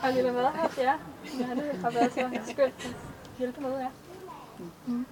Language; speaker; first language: Danish; native; Danish